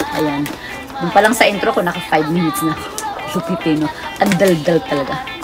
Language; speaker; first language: Filipino; non-native, local second language; Hiligaynon